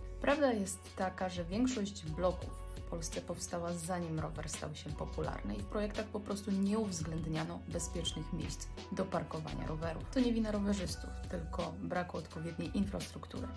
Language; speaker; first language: Polish; native; Polish